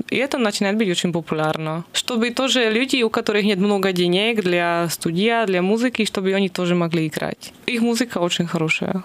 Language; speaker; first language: Russian; non-native, fluent; Slovak